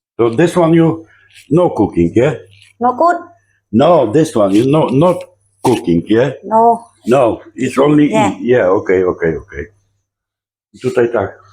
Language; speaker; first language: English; non-native, learner; Polish